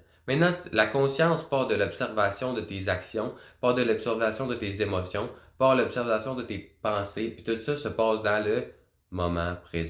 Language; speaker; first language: French; native; French